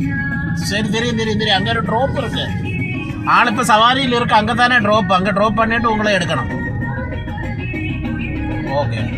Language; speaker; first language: Tamil; non-native, local second language; Malayalam